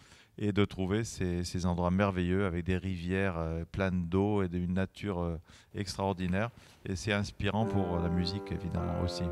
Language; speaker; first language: French; native; French